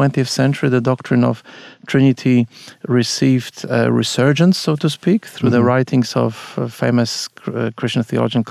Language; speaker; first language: English; non-native, fluent; Polish